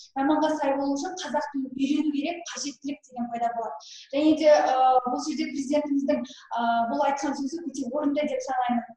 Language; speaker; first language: Kazakh; non-native, local second language; Russian